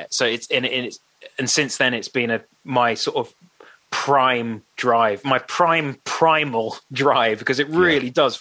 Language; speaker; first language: English; native; English